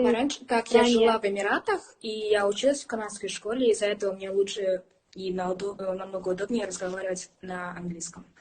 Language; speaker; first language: Russian; early bilingual, heritage; English